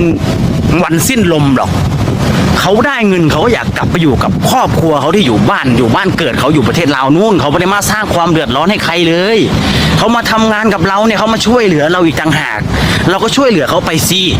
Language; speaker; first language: Thai; native; Thai